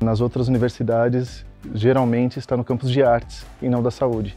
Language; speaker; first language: Portuguese; native; Portuguese